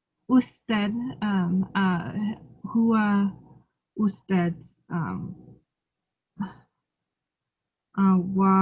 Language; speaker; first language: Arabic; non-native, learner; English